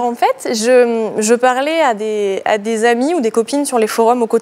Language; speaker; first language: French; native; French